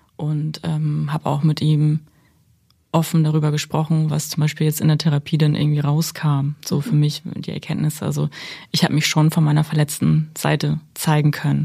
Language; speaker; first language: German; early bilingual, other home language; Russian